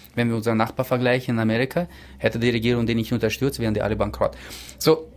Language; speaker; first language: German; early bilingual, heritage; German